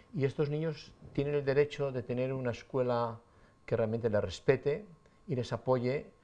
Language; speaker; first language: Spanish; native; Spanish